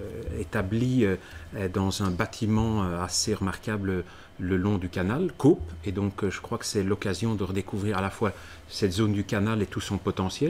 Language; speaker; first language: French; native; French